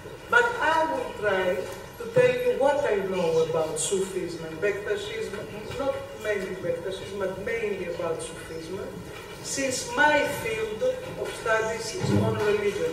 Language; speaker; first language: English; non-native, fluent; Greek